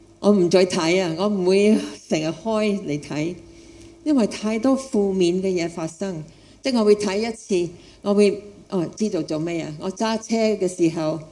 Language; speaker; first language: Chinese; non-native, fluent; English